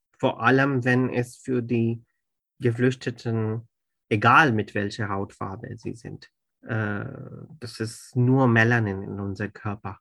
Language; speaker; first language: German; non-native, fluent; Urdu